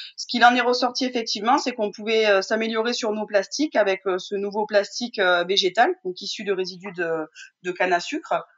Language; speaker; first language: French; native; French